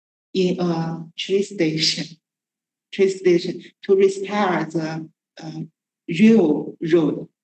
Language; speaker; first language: English; non-native, learner; Chinese